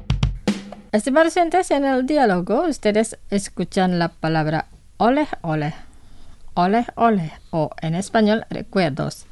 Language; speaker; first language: Spanish; non-native, fluent; Indonesian